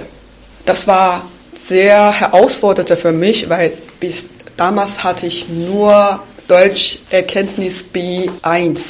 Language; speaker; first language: German; non-native, fluent; Chinese